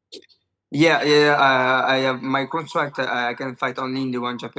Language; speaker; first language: English; non-native, learner; French